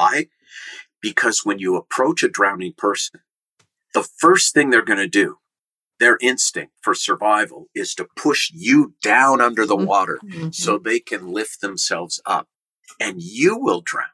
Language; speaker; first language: English; native; English